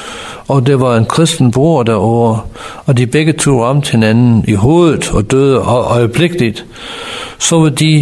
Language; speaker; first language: Danish; non-native, fluent; English